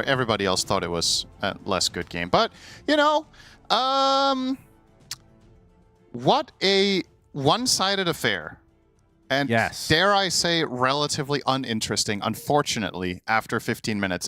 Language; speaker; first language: English; native; English